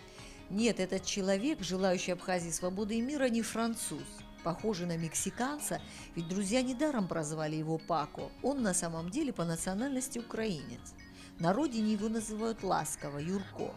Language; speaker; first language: Russian; native; Russian